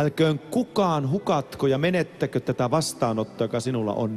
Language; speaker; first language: Finnish; native; Finnish